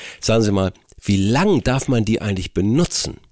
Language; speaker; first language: German; native; German